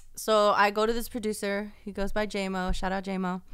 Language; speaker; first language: English; native; English